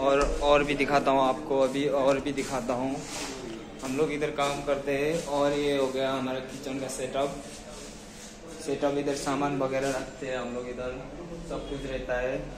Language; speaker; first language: Hindi; non-native, local second language; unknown